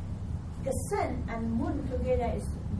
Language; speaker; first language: English; non-native, learner; Chinese